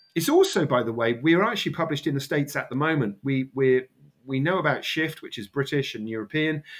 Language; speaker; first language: English; native; English